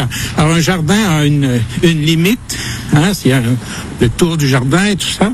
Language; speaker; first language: French; native; French